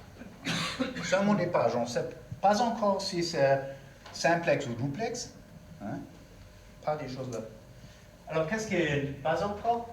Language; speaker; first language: French; non-native, learner; German